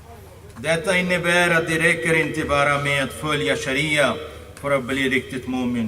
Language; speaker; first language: Swedish; non-native, fluent; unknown